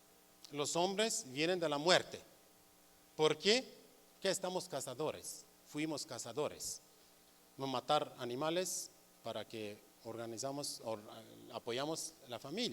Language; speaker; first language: Spanish; non-native, learner; Kurdish